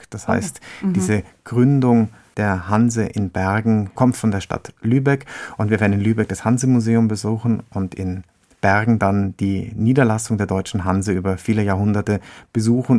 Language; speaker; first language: German; native; German